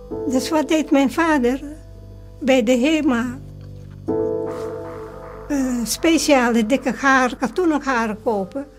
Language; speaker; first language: Dutch; early bilingual, other home language; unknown